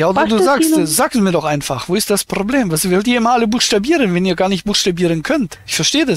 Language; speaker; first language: German; native; German